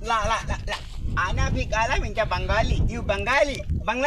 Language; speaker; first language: Arabic; non-native, learner; Bangla